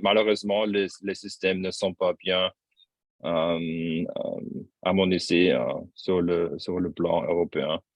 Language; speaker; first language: French; non-native, fluent; German